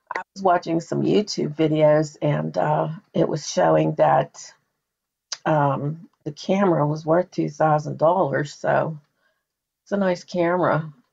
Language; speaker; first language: English; native; English